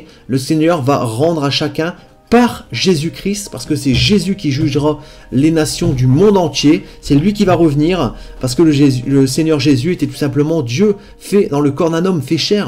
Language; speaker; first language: French; native; French